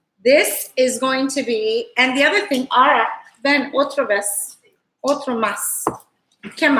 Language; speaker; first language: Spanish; non-native, learner; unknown